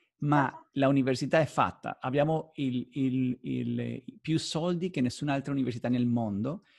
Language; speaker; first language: Italian; non-native, fluent; Spanish